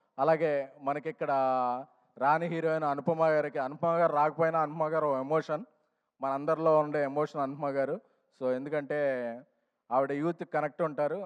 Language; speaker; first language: Telugu; native; Telugu